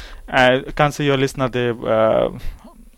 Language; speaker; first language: Swedish; non-native, learner; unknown